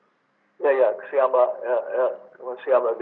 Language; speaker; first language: Spanish; non-native, fluent; English